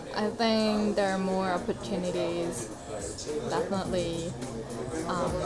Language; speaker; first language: English; non-native, fluent; Korean